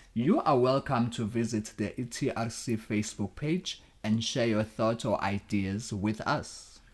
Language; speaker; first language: English; non-native, local second language; Zulu